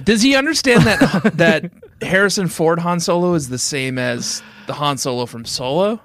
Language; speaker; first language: English; native; English